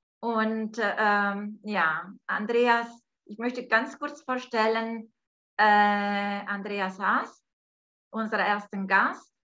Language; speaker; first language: German; non-native, fluent; Italian